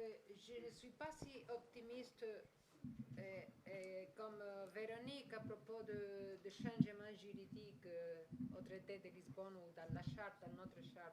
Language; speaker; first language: French; non-native, fluent; Spanish